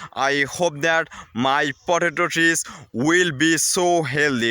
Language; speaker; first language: English; non-native, learner; Bangla